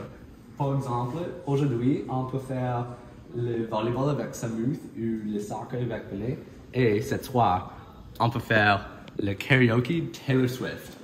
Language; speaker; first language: French; non-native, learner; English